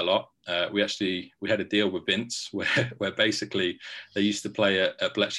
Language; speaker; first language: English; native; English